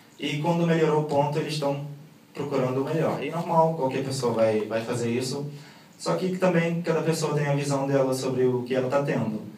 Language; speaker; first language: Portuguese; non-native, fluent; Arabic